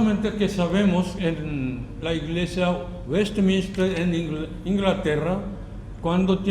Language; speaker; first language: Spanish; non-native, learner; Korean